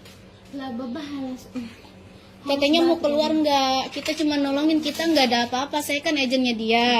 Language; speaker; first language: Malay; non-native, local second language; Sundanese